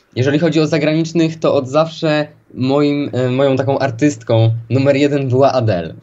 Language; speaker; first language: Polish; native; Polish